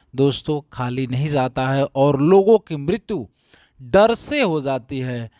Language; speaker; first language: Hindi; native; Hindi